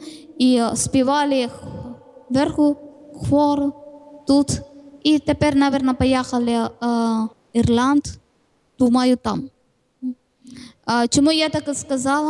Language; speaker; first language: Russian; non-native, learner; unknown